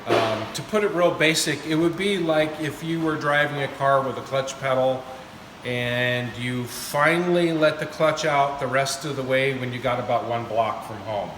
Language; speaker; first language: English; native; English